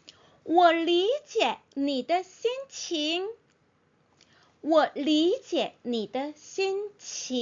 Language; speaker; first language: Chinese; non-native, fluent; Korean